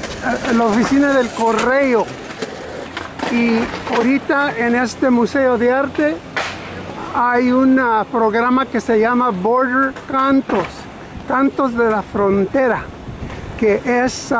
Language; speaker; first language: Spanish; early bilingual, other home language; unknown